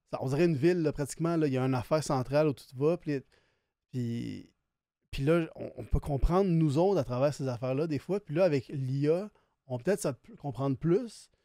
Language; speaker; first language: French; native; French